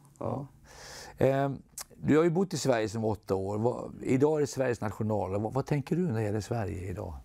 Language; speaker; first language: Swedish; native; Swedish